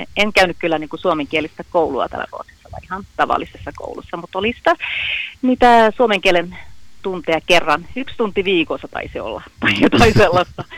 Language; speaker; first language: Finnish; early bilingual, heritage; Finnish